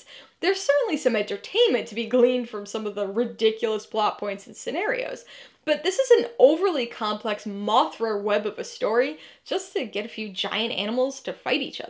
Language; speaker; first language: English; native; English